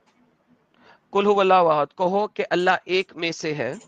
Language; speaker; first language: Hindi; native; Hindi